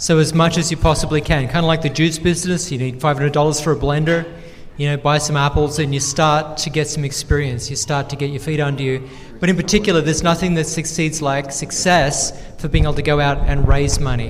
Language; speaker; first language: English; native; English